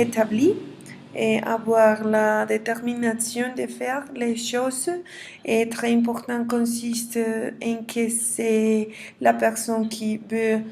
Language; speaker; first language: French; non-native, learner; Spanish